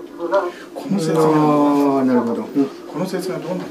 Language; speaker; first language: Japanese; native; Japanese